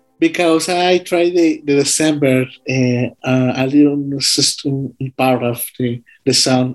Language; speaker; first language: English; non-native, learner; Spanish